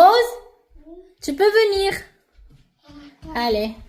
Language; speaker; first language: French; non-native, learner; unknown